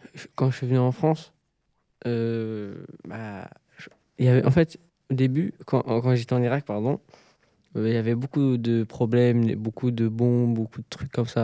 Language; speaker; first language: French; early bilingual, other home language; Arabic